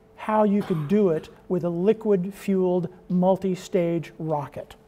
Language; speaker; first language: English; native; English